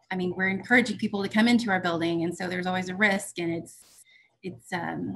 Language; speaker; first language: English; native; English